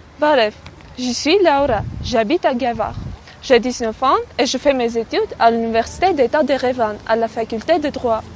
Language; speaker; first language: French; non-native, learner; Armenian